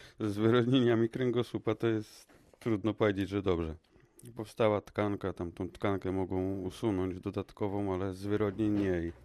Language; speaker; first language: Polish; native; Polish